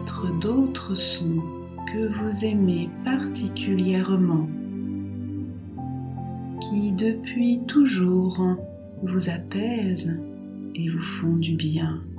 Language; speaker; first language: French; native; French